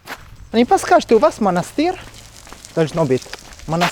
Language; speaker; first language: Russian; non-native, fluent; Italian